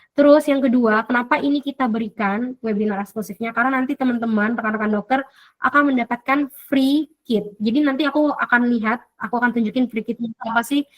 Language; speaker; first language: Indonesian; native; Indonesian